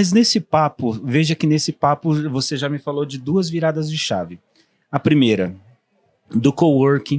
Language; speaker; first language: Portuguese; native; Portuguese